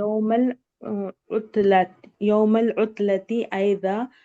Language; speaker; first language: Arabic; non-native, learner; Urdu